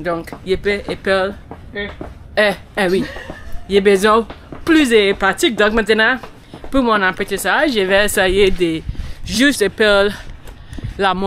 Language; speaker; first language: French; non-native, learner; English